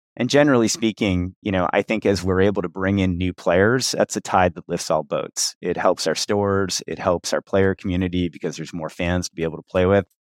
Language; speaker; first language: English; native; English